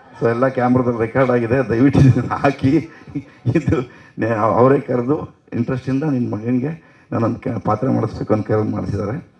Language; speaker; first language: Kannada; native; Kannada